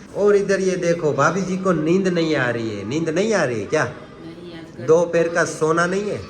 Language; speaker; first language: Hindi; non-native, local second language; Gujarati